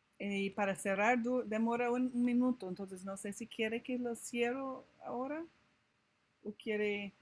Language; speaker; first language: Spanish; non-native, fluent; English